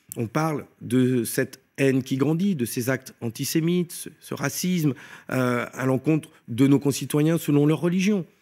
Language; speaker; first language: French; native; French